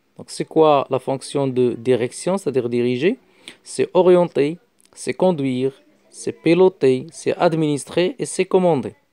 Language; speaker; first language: French; non-native, local second language; Arabic